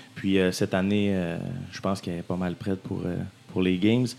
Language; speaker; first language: French; native; French